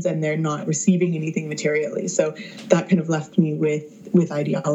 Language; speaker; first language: English; native; English